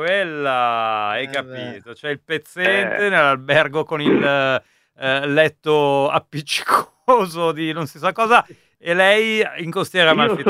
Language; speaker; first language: Italian; native; Italian